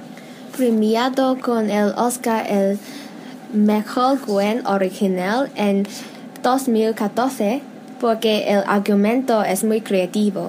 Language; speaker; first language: Spanish; non-native, learner; English